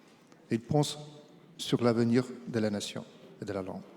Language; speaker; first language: French; non-native, fluent; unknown